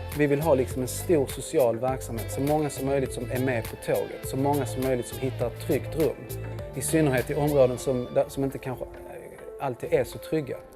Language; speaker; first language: Swedish; native; Swedish